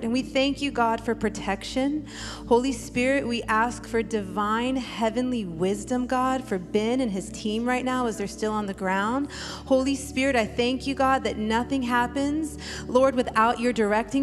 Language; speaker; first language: English; native; English